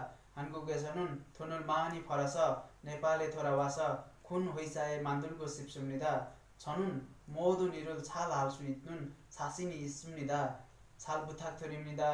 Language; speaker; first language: Korean; non-native, learner; Nepali